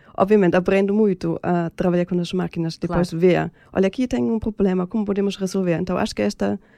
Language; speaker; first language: Portuguese; non-native, fluent; German